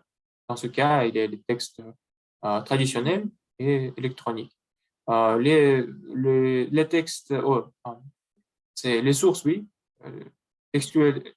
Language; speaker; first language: French; non-native, learner; Russian